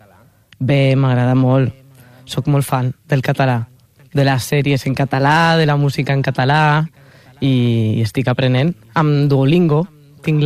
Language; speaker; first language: Catalan; non-native, learner; Spanish